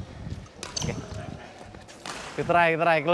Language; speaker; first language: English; non-native, fluent; Indonesian